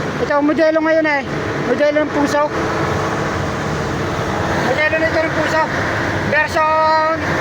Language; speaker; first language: Filipino; native; Filipino